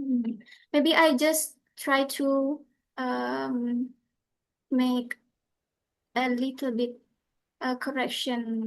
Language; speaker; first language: English; non-native, fluent; Indonesian